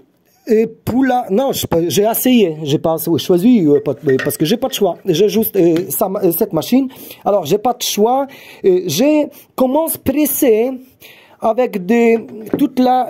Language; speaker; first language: French; non-native, learner; Polish